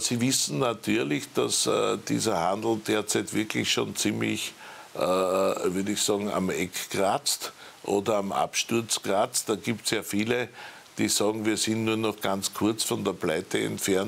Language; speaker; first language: German; native; German